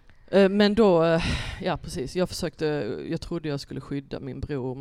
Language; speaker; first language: Swedish; native; Swedish